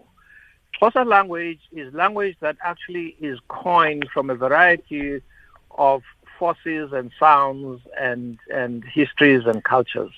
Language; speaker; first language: English; non-native, local second language; Xhosa